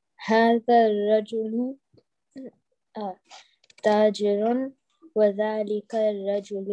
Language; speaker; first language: Arabic; non-native, learner; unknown